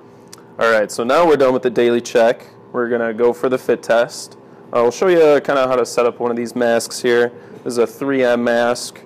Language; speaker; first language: English; native; English